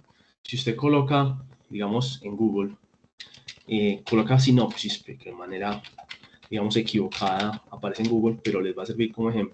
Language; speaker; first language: Spanish; native; Spanish